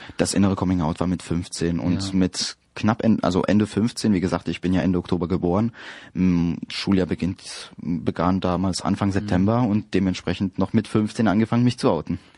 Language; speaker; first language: German; early bilingual, other home language; French